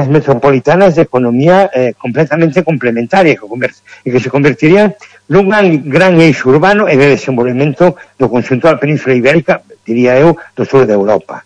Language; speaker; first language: Galician; native; Galician